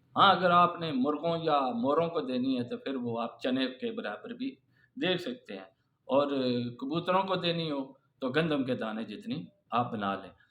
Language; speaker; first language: Urdu; non-native, local second language; Punjabi